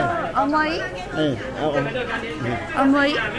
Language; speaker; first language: Japanese; non-native, learner; Chinese